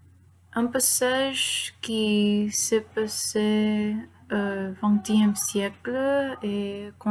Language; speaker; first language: French; non-native, learner; Spanish